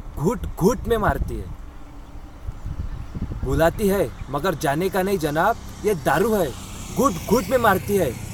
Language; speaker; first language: Hindi; non-native, local second language; Marathi